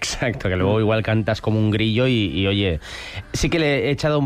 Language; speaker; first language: Spanish; native; Spanish